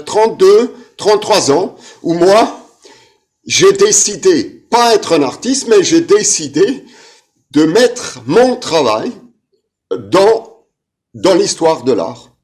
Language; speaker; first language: French; non-native, fluent; German